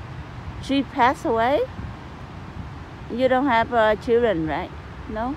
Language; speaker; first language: English; non-native, learner; Vietnamese